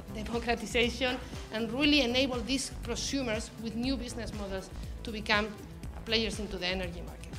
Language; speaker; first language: English; non-native, fluent; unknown